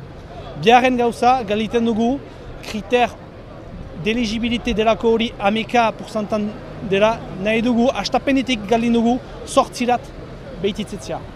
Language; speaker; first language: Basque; native; Basque